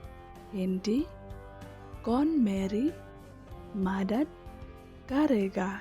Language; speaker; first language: Hindi; non-native, local second language; Khasi